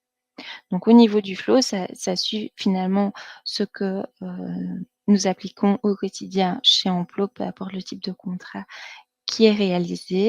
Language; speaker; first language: French; native; French